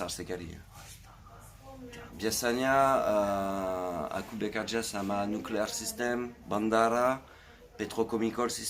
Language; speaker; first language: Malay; non-native, learner; French